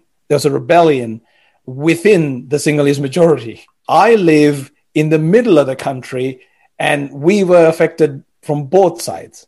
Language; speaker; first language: English; non-native, local second language; Sinhala